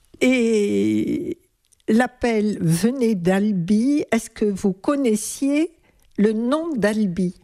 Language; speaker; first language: French; native; French